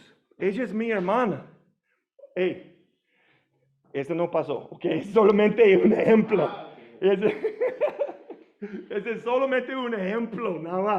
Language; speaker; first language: Spanish; non-native, fluent; English